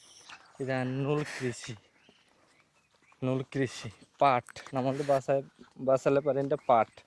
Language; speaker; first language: Malayalam; non-native, learner; Bangla